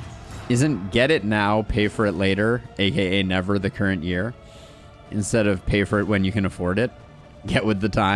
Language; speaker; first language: English; native; English